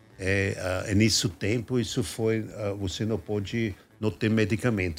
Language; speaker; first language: Portuguese; non-native, learner; German